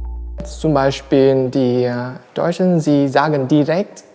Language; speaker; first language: German; non-native, learner; Vietnamese